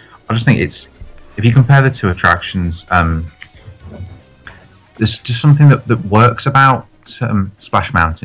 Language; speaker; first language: English; native; English